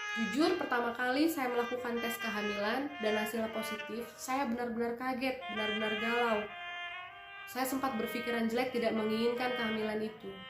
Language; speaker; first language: Indonesian; native; Indonesian